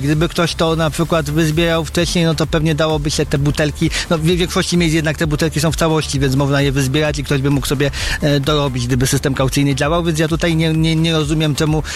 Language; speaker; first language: Polish; native; Polish